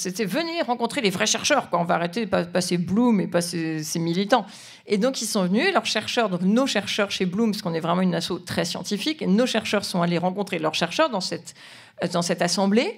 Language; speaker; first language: French; native; French